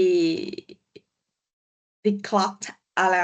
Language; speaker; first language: English; non-native, learner; Vietnamese